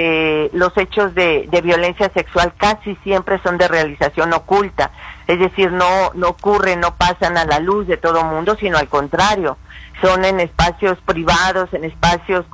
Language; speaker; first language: Spanish; native; Spanish